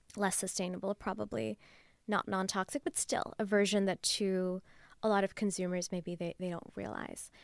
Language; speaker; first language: English; non-native, local second language; Urdu